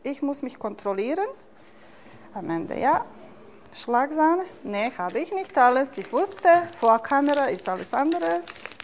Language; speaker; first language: German; non-native, fluent; Serbian